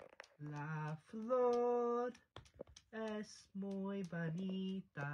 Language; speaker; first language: Spanish; non-native, learner; English